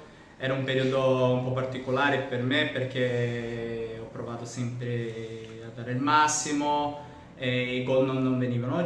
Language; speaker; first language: Italian; non-native, fluent; Portuguese